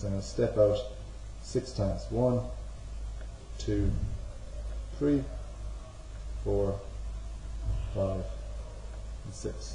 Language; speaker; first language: English; native; English